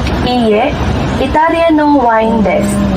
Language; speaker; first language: Japanese; non-native, learner; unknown